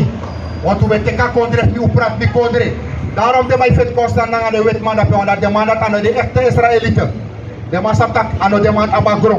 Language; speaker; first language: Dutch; non-native, local second language; Sranan Tongo